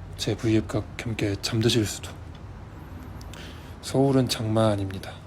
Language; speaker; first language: Korean; native; Korean